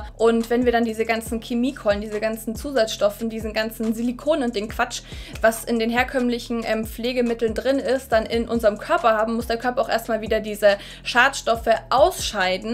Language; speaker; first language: German; native; German